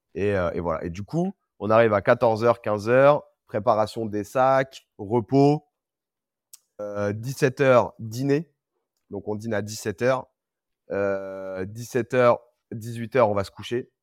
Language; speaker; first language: French; native; French